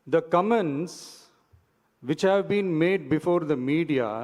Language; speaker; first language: English; non-native, local second language; Tamil